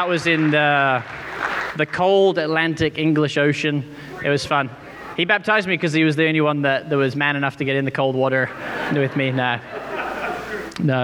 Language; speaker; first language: English; native; English